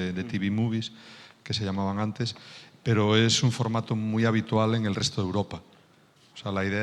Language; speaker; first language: Spanish; native; Spanish